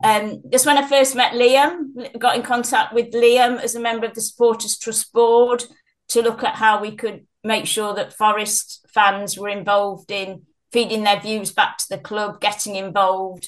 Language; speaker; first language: English; native; English